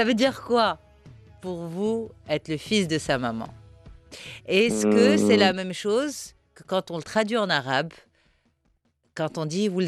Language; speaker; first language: French; non-native, local second language; Arabic